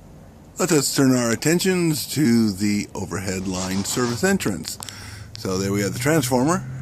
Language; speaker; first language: English; native; English